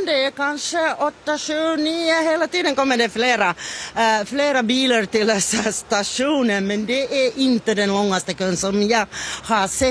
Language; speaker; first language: Swedish; non-native, fluent; Finnish